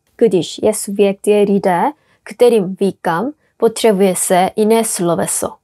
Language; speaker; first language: Czech; non-native, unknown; Korean